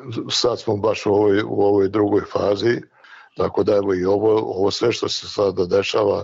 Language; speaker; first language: Croatian; native; Croatian